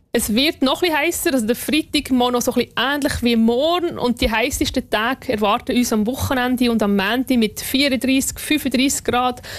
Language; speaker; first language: German; native; German